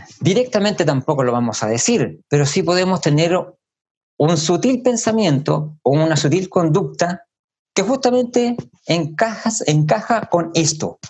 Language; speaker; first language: Spanish; native; Spanish